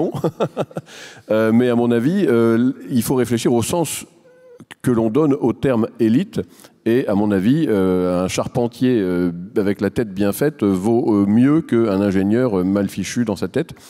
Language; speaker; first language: French; native; French